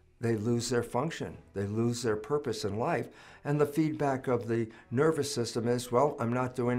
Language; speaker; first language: English; native; English